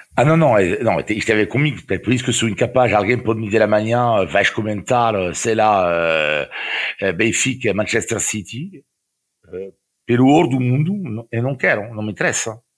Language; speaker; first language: Portuguese; non-native, fluent; French